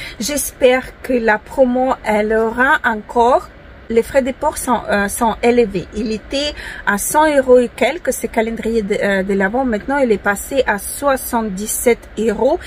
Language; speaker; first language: French; non-native, fluent; Ukrainian